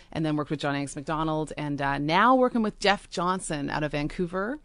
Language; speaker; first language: English; native; English